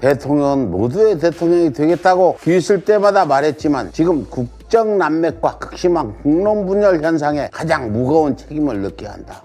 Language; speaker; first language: Korean; native; Korean